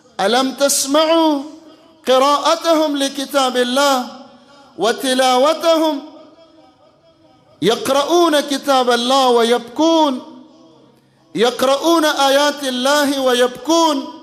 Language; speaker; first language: Arabic; non-native, fluent; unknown